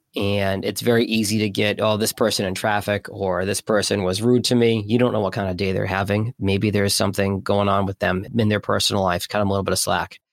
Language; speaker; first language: English; native; English